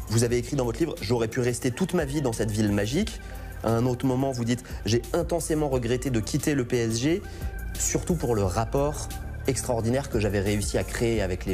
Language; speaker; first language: French; native; French